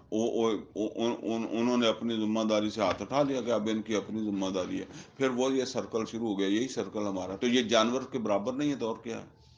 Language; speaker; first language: Urdu; non-native, local second language; Punjabi